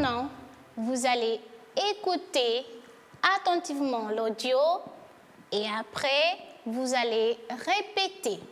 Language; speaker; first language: French; non-native, fluent; Portuguese